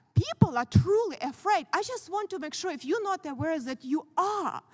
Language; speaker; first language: English; non-native, fluent; Ukrainian